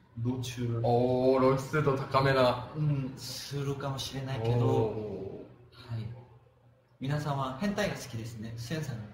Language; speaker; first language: Japanese; non-native, fluent; Korean